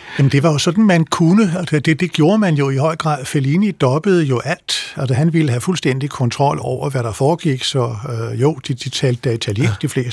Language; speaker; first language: Danish; native; Danish